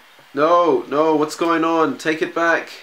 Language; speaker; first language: English; native; English